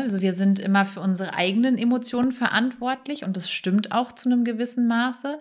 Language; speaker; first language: German; native; German